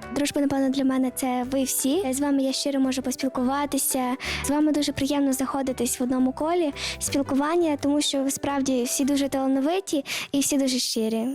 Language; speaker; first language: Ukrainian; native; Ukrainian